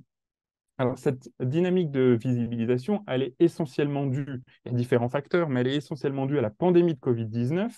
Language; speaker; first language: French; native; French